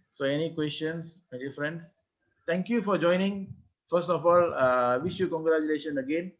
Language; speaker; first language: English; non-native, local second language; Tamil